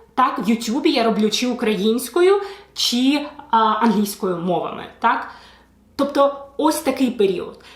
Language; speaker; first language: Ukrainian; non-native, local second language; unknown